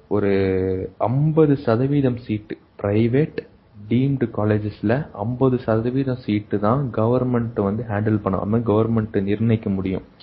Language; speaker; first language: Tamil; native; Tamil